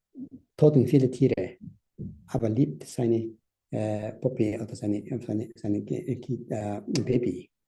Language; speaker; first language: German; non-native, learner; Tibetan